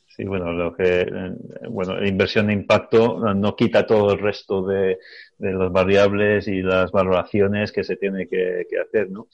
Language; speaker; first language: Spanish; native; Spanish